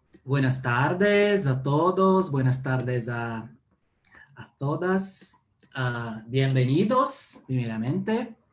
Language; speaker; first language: Spanish; non-native, fluent; Portuguese